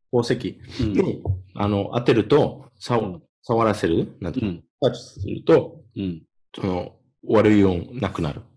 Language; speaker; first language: Japanese; non-native, fluent; English